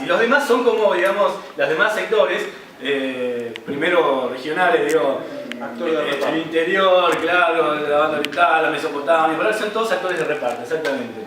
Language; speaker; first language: Spanish; native; Spanish